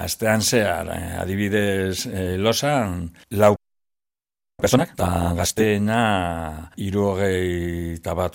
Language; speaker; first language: Basque; non-native, local second language; Spanish